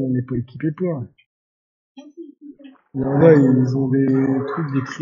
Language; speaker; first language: French; native; French